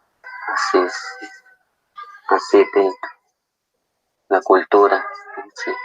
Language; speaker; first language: Spanish; non-native, local second language; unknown